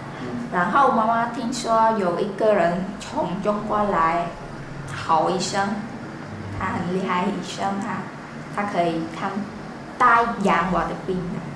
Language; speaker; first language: Chinese; non-native, learner; Hungarian